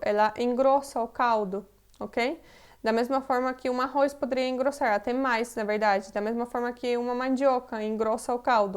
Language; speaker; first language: Portuguese; non-native, fluent; Polish